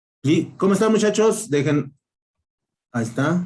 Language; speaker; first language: Spanish; native; Spanish